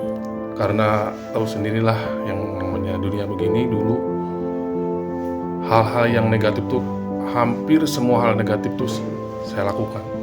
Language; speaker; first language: Indonesian; native; Indonesian